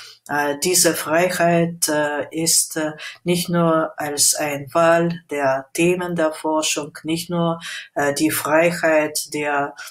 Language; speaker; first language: German; non-native, fluent; Russian